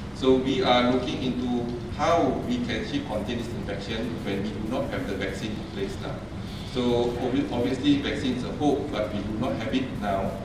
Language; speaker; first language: English; non-native, local second language; Malay